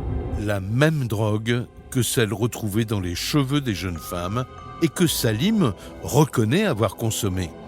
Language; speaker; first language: French; native; French